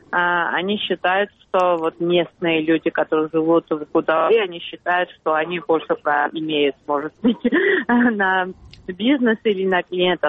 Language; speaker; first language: Russian; non-native, fluent; Georgian